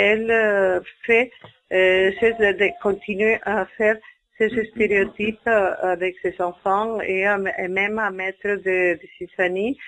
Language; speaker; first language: French; non-native, fluent; Spanish